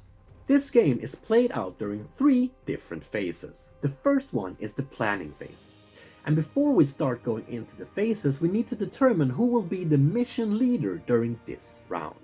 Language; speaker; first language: English; non-native, fluent; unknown